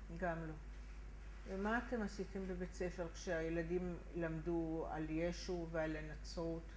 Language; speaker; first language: Hebrew; native; Hebrew